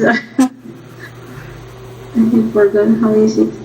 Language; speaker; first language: English; non-native, learner; Spanish